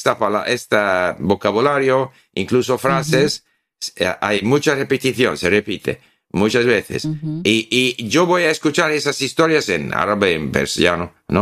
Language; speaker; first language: Spanish; non-native, fluent; English